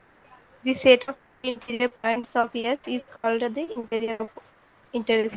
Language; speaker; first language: English; non-native, local second language; Marathi